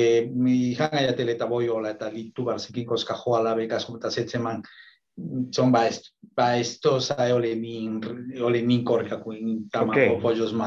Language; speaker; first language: Finnish; non-native, fluent; Spanish